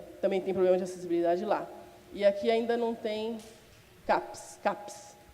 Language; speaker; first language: Portuguese; non-native, local second language; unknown